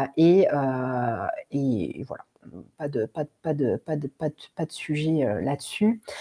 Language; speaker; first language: French; native; French